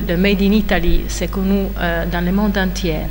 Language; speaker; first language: French; non-native, fluent; Italian